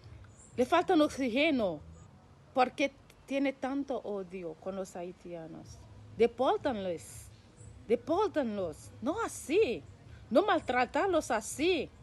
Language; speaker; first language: Spanish; non-native, local second language; Haitian Creole